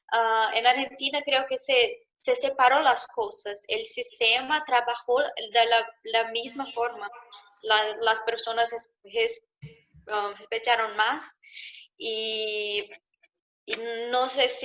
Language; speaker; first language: Spanish; non-native, learner; Portuguese